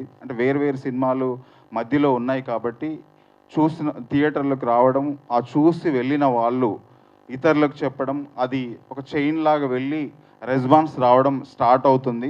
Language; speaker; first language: Telugu; native; Telugu